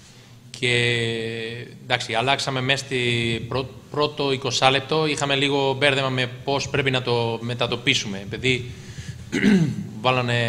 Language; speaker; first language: Greek; non-native, learner; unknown